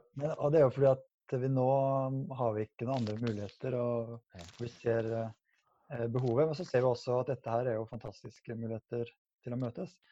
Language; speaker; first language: Norwegian; native; Norwegian